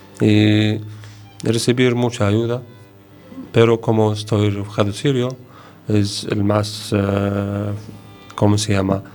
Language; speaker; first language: Spanish; non-native, learner; Arabic